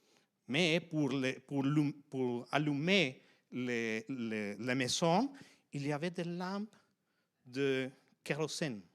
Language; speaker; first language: French; non-native, fluent; Spanish